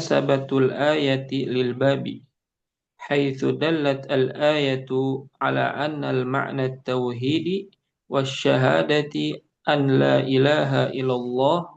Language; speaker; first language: Arabic; non-native, learner; Indonesian